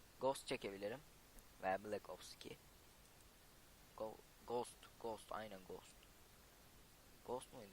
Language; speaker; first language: Turkish; native; Turkish